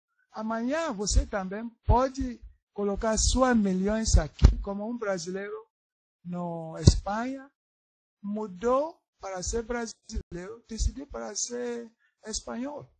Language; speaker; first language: Portuguese; non-native, learner; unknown